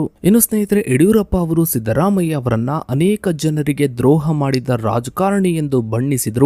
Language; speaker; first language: Kannada; native; Kannada